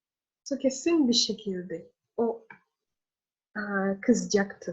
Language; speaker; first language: Turkish; non-native, learner; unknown